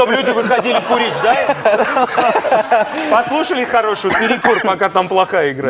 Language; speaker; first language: Russian; non-native, local second language; Armenian